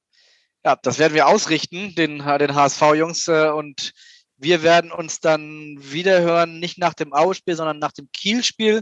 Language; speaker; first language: German; native; German